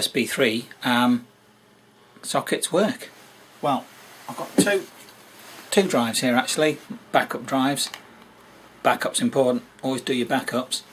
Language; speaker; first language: English; native; English